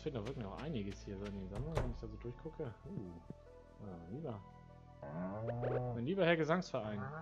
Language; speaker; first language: German; native; German